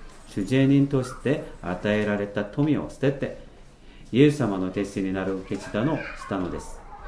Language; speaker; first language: Japanese; non-native, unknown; Korean